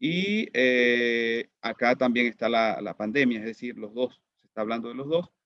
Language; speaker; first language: Spanish; native; Spanish